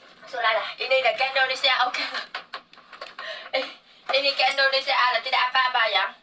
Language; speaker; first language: Indonesian; non-native, learner; Vietnamese